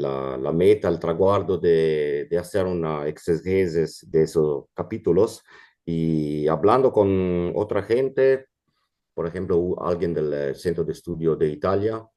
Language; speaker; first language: Spanish; non-native, fluent; Italian